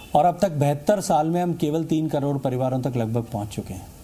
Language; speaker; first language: Hindi; native; Hindi